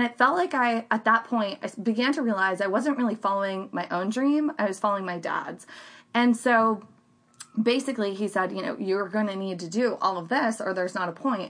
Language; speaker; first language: English; native; English